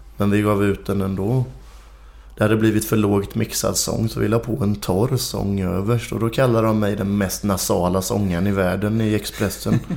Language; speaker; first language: Swedish; native; Swedish